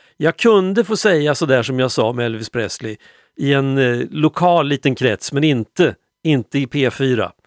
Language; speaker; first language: Swedish; native; Swedish